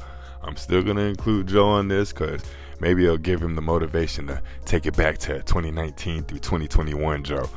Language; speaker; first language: English; native; English